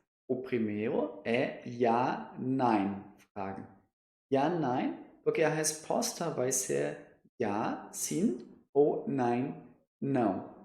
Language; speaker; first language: Portuguese; non-native, fluent; German